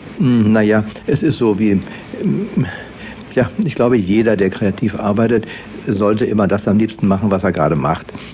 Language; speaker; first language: German; native; German